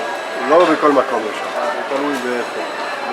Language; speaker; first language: Hebrew; non-native, learner; French